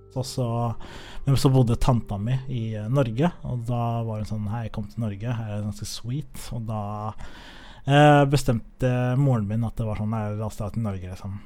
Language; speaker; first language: Norwegian; early bilingual, other home language; Somali